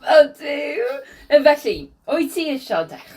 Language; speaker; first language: Welsh; non-native, learner; English